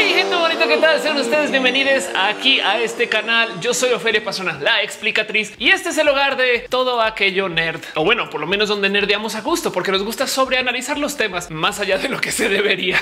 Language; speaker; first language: Spanish; native; Spanish